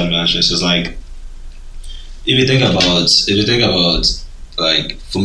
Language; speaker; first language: English; non-native, local second language; Igbo